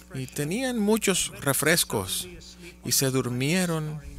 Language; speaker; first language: Spanish; non-native, fluent; Malayalam